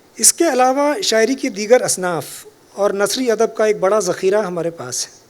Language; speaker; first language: Urdu; native; Urdu